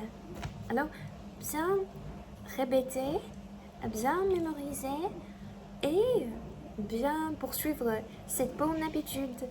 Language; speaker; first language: French; non-native, learner; Chinese